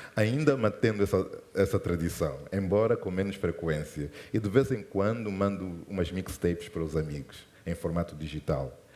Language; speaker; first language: Portuguese; native; Portuguese